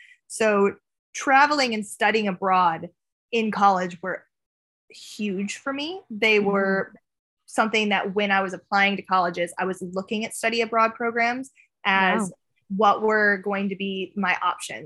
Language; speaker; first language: English; native; English